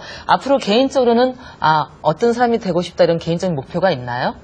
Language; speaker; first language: Korean; native; Korean